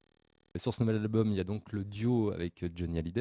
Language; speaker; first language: French; native; French